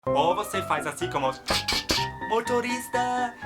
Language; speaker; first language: Portuguese; non-native, fluent; German